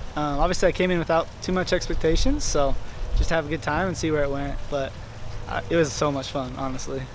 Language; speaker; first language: English; native; English